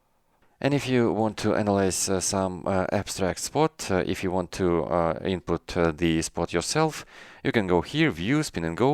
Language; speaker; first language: English; non-native, fluent; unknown